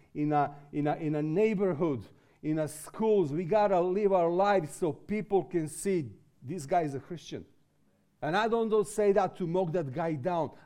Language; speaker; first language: English; non-native, fluent; Serbian